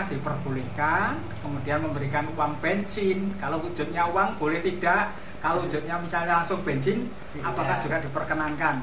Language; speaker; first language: Indonesian; native; Indonesian